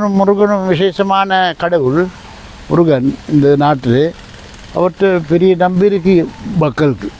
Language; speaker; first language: Tamil; non-native, local second language; Sinhala